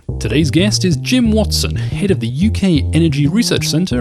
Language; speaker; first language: English; native; English